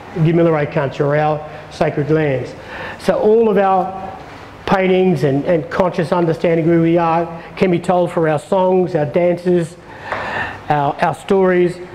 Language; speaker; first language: English; native; English